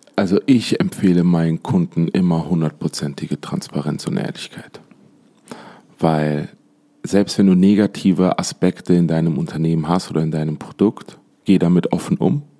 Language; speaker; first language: German; native; German